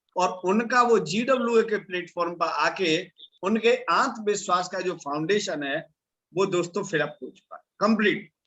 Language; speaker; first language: Hindi; native; Hindi